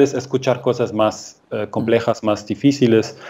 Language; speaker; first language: Spanish; non-native, fluent; Russian